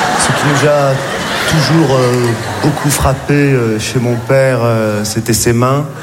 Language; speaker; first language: French; native; French